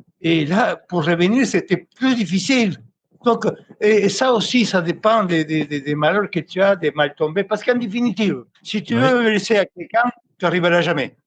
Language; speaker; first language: French; non-native, fluent; Spanish